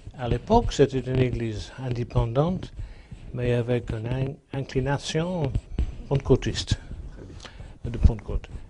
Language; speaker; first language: French; non-native, fluent; English